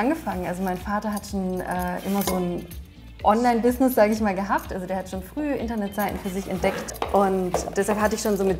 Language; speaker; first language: German; native; German